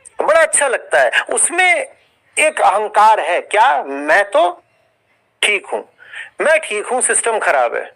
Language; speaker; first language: Hindi; native; Hindi